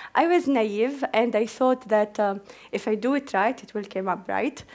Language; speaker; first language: English; non-native, fluent; Arabic